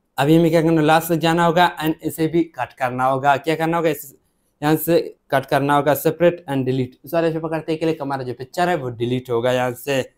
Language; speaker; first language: Hindi; native; Hindi